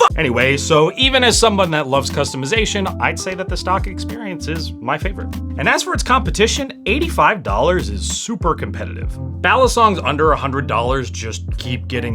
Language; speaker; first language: English; native; English